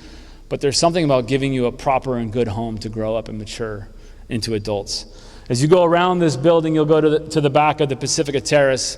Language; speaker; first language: English; native; English